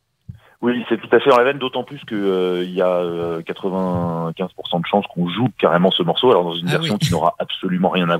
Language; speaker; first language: French; native; French